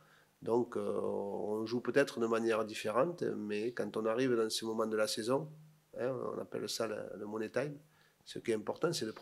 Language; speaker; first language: French; native; French